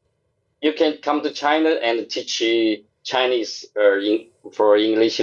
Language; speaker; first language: English; non-native, learner; Chinese